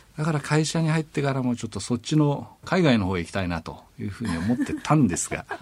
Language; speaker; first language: Japanese; native; Japanese